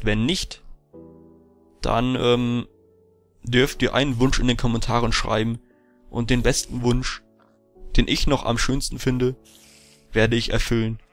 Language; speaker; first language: German; native; German